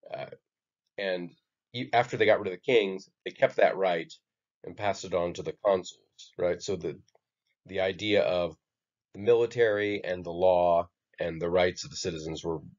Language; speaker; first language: English; native; English